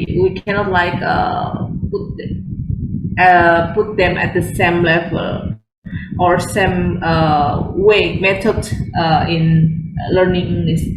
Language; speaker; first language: English; non-native, fluent; Indonesian